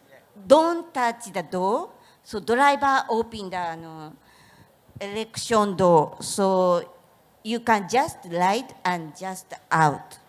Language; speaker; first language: English; non-native, learner; Japanese